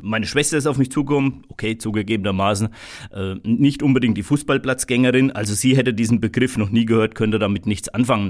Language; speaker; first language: German; native; German